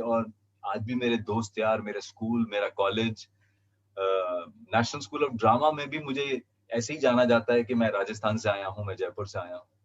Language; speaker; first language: Hindi; non-native, local second language; Punjabi